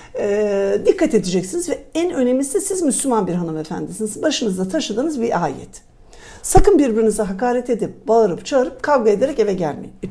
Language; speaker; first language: Turkish; native; Turkish